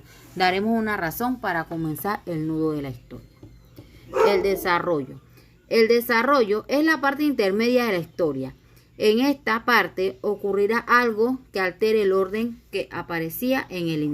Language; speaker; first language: Spanish; native; Spanish